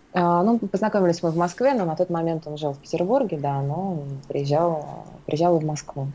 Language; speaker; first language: Russian; native; Russian